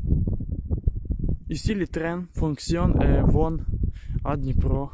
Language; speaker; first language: French; non-native, learner; Ukrainian